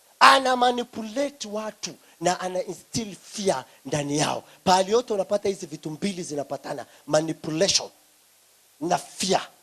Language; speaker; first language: Swahili; non-native, local second language; Somali